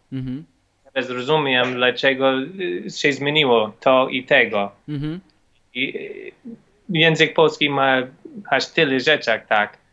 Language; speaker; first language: Polish; non-native, learner; English